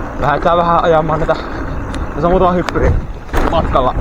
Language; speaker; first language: Finnish; native; Finnish